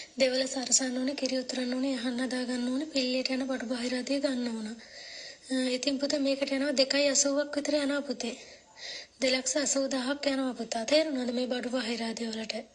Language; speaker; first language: Sinhala; native; Sinhala